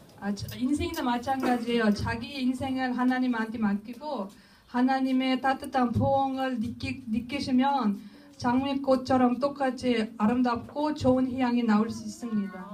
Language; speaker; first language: Korean; non-native, learner; Russian